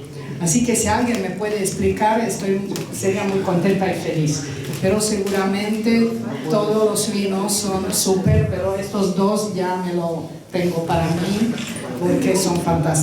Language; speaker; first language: Spanish; non-native, fluent; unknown